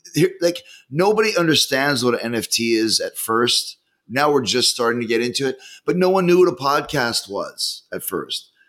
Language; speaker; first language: English; native; English